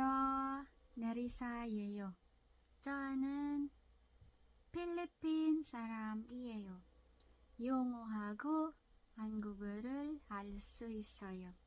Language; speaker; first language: Korean; non-native, learner; Filipino